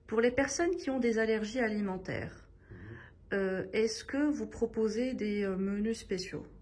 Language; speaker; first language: French; non-native, local second language; Arabic